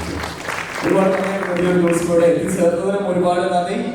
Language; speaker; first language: Malayalam; native; Malayalam